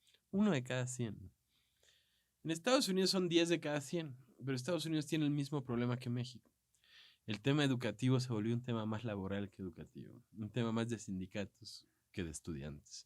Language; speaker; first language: Spanish; native; Spanish